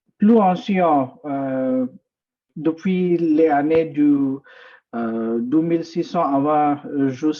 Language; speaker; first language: French; non-native, learner; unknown